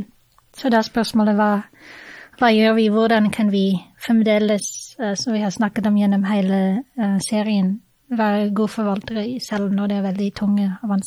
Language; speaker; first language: Norwegian; non-native, fluent; English